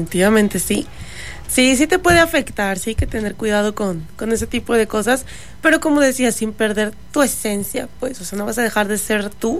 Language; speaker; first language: Spanish; native; Spanish